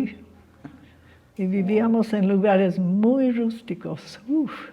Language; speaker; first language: Spanish; early bilingual, other home language; English